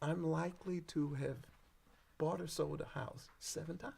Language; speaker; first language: English; native; English